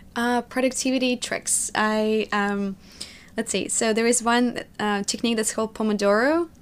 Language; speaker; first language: English; non-native, fluent; Russian